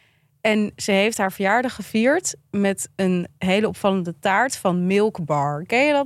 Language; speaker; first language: Dutch; native; Dutch